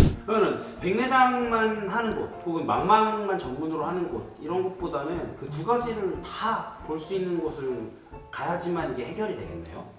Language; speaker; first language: Korean; native; Korean